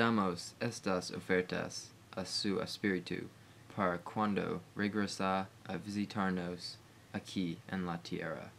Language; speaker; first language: Spanish; non-native, learner; English